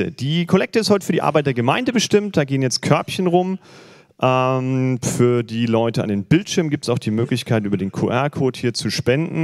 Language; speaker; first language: German; native; German